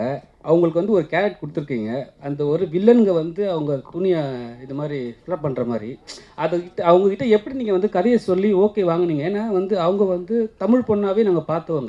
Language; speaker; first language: Tamil; native; Tamil